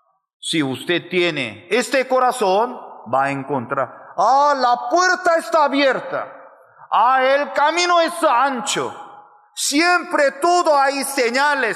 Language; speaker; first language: Spanish; non-native, fluent; Korean